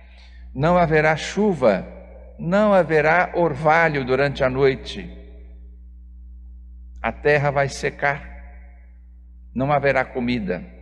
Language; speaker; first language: Portuguese; native; Portuguese